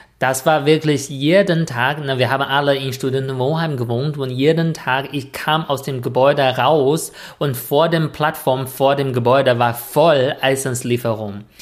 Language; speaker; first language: German; non-native, fluent; Chinese